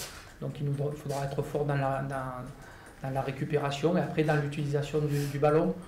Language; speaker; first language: French; native; French